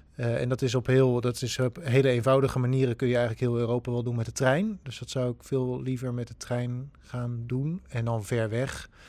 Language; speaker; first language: Dutch; native; Dutch